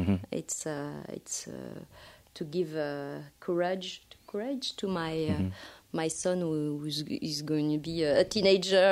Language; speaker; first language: English; non-native, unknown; French